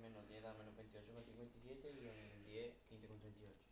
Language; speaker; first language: Spanish; native; Spanish